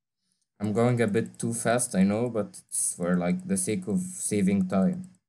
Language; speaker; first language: English; non-native, fluent; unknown